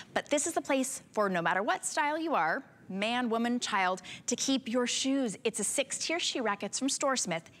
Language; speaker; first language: English; native; English